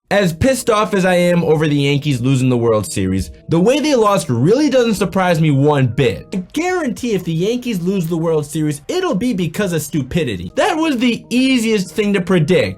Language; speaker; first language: English; native; English